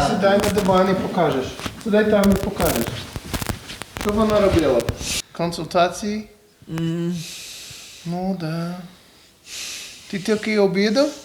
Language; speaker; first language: Ukrainian; non-native, learner; English